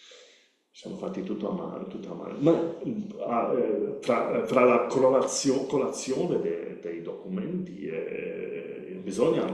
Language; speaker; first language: Italian; non-native, learner; Spanish